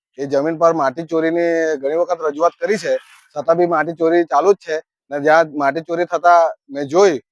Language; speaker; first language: Gujarati; non-native, local second language; Gamit